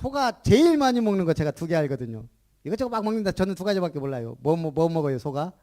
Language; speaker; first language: Korean; native; Korean